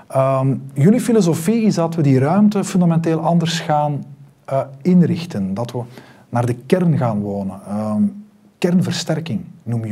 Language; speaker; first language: Dutch; native; Dutch